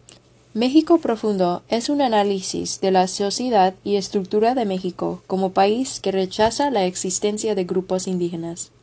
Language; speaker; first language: Spanish; non-native, fluent; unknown